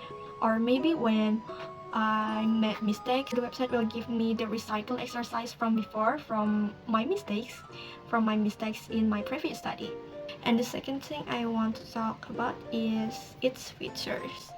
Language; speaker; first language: English; non-native, learner; Indonesian